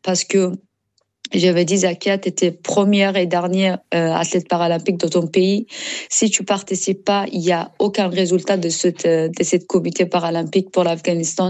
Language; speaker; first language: French; non-native, learner; Persian